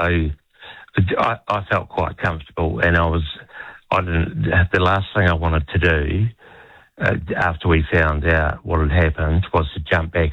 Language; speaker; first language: English; native; English